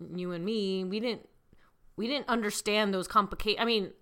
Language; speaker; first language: English; early bilingual, other home language; Hindi